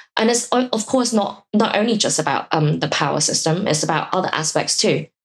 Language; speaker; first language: English; non-native, local second language; Cantonese